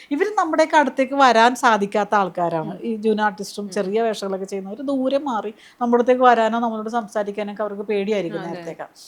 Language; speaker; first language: Malayalam; native; Malayalam